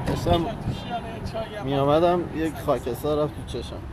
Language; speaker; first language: Persian; native; Persian